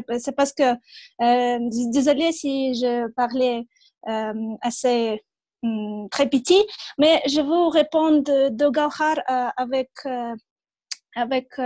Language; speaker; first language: French; non-native, learner; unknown